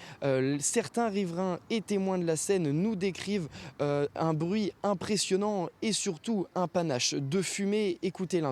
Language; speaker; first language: French; native; French